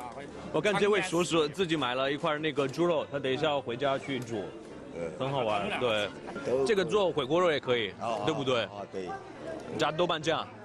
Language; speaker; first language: Chinese; non-native, fluent; Italian